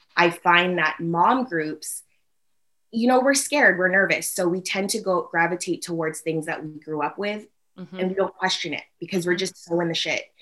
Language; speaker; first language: English; native; English